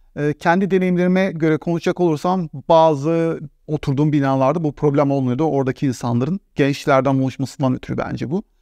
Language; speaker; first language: Turkish; native; Turkish